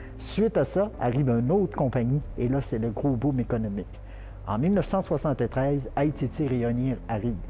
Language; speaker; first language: French; native; French